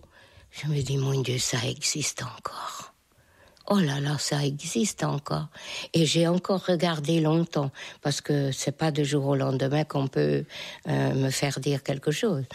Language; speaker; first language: French; non-native, fluent; Hungarian